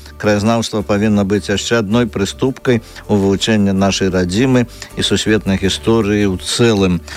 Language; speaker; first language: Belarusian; native; Belarusian